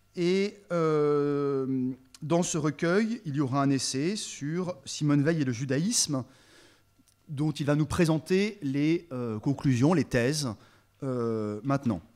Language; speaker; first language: French; native; French